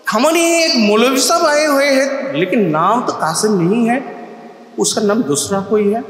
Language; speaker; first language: Hindi; non-native, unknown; Bangla